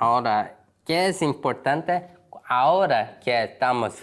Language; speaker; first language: Spanish; non-native, learner; Korean